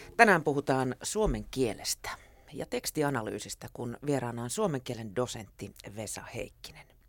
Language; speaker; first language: Finnish; native; Finnish